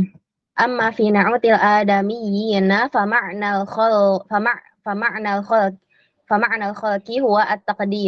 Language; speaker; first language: Arabic; non-native, learner; Indonesian